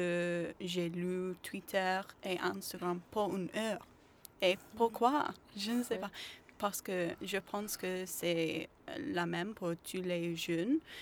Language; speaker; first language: French; non-native, learner; English